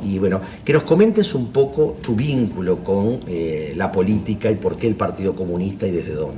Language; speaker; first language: Spanish; native; Spanish